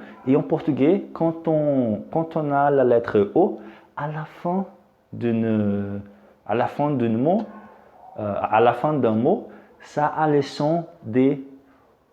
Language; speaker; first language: French; non-native, fluent; Portuguese